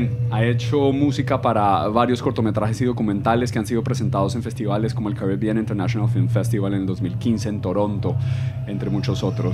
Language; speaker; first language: Spanish; native; Spanish